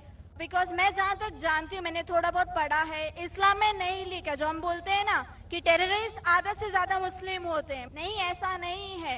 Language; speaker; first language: Hindi; native; Hindi